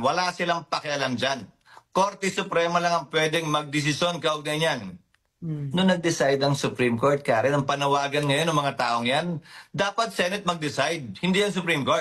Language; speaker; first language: Filipino; native; Filipino